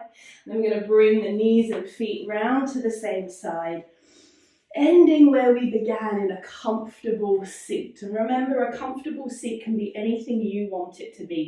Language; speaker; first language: English; native; English